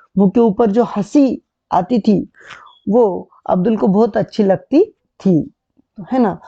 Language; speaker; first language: Hindi; non-native, local second language; Marathi